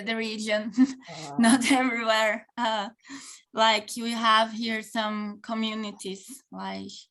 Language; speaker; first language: English; non-native, local second language; Portuguese